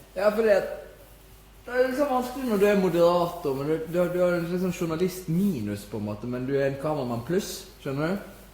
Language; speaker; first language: Norwegian; native; Norwegian